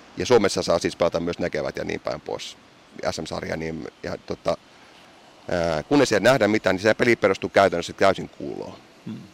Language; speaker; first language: Finnish; early bilingual, heritage; Finnish